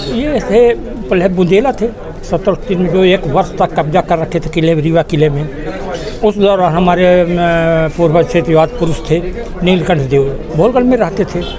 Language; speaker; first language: Hindi; native; Hindi